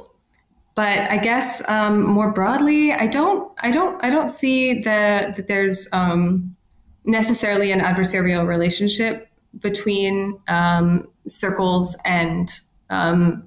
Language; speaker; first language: English; native; English